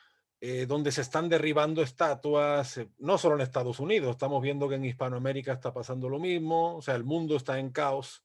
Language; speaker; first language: Spanish; native; Spanish